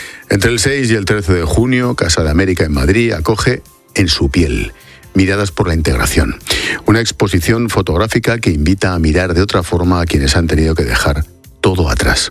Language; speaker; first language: Spanish; native; Spanish